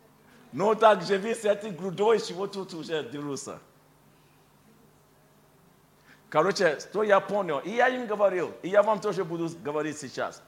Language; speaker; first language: Russian; non-native, fluent; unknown